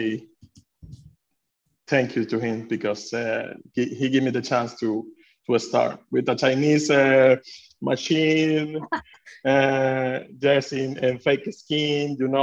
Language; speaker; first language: English; non-native, fluent; Spanish